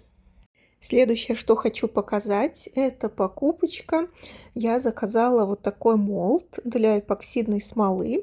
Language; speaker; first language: Russian; native; Russian